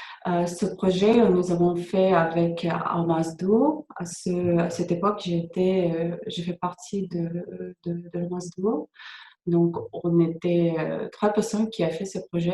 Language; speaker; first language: French; non-native, fluent; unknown